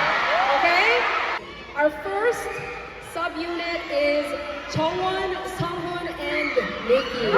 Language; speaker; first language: English; non-native, local second language; Filipino